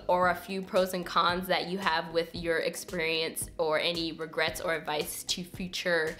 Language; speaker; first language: English; native; English